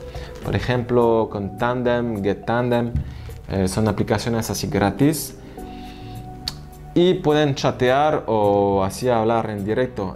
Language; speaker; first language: Spanish; non-native, fluent; French